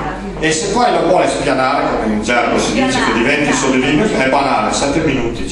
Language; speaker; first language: Italian; native; Italian